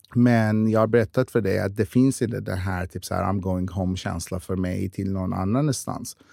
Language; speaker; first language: Swedish; non-native, fluent; Persian